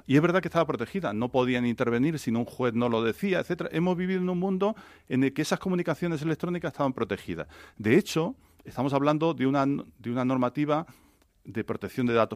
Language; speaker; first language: Spanish; native; Spanish